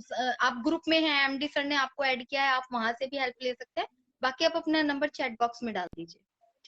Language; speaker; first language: Hindi; native; Hindi